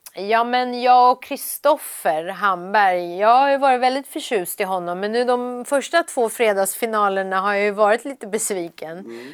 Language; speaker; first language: Swedish; early bilingual, other home language; Persian